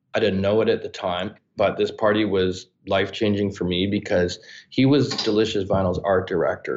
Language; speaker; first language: English; native; English